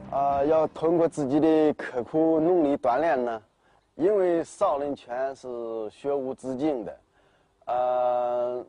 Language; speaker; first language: Chinese; native; Chinese